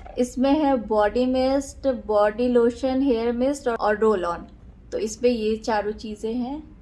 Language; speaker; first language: Hindi; native; Hindi